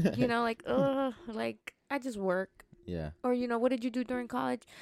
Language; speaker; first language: English; early bilingual, other home language; Spanish